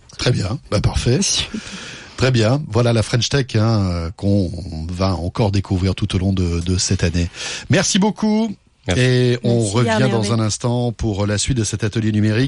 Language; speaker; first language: French; native; French